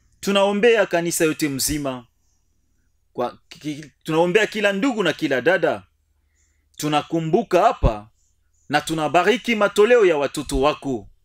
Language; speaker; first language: Swahili; native; Swahili